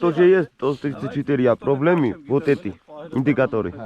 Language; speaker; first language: Russian; non-native, learner; Georgian